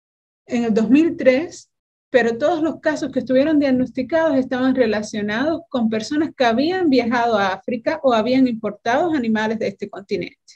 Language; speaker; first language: Spanish; native; Spanish